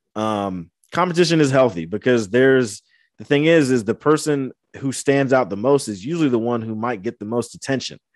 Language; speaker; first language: English; native; English